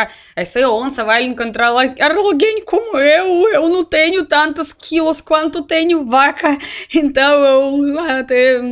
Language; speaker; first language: Portuguese; non-native, learner; Russian